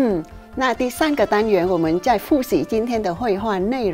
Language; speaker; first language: Chinese; non-native, local second language; Vietnamese